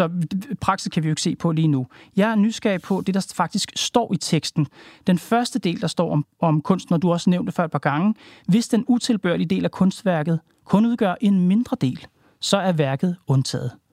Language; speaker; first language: Danish; native; Danish